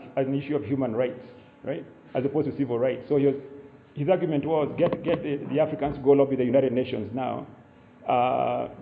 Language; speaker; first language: English; non-native, local second language; Kikuyu